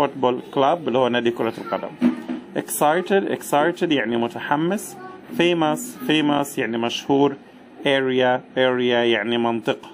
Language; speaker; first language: Arabic; native; Arabic